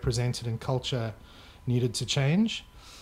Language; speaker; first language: English; native; English